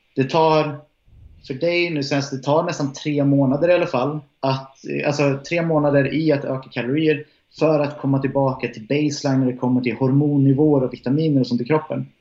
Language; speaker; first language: Swedish; native; Swedish